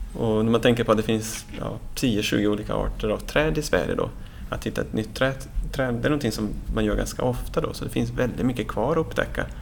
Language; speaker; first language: Swedish; non-native, fluent; Portuguese